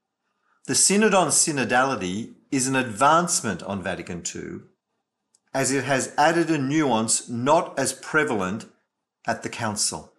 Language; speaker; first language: English; native; English